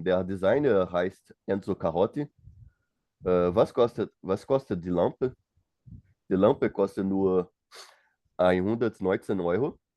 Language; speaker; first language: German; non-native, learner; Portuguese